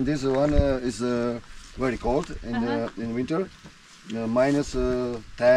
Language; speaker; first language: English; non-native, learner; Slovak